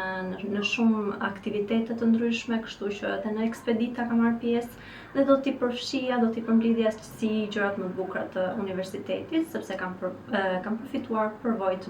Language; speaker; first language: Albanian; native; Albanian